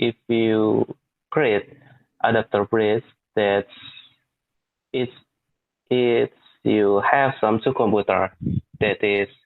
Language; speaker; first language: English; non-native, learner; Indonesian